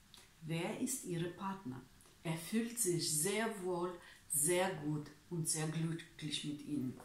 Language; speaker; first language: German; non-native, learner; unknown